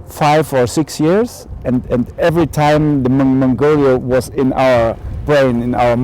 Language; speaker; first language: English; non-native, learner; German